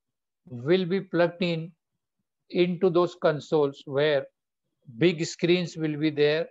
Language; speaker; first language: English; non-native, local second language; Bangla